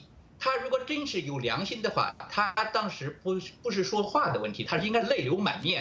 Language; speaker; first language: Chinese; native; Chinese